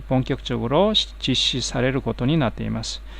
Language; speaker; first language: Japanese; non-native, fluent; Korean